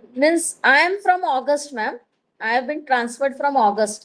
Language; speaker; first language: English; non-native, local second language; Marathi